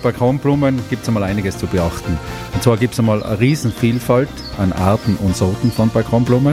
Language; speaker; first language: German; native; German